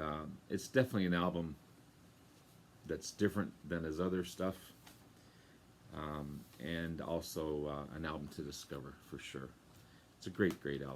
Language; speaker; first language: English; native; English